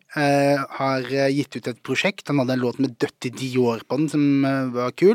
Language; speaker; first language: Norwegian; early bilingual, other home language; Somali